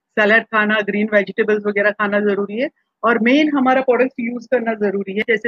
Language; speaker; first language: Hindi; non-native, local second language; Marathi